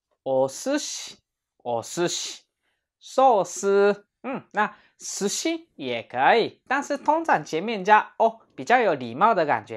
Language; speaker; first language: Chinese; non-native, fluent; Japanese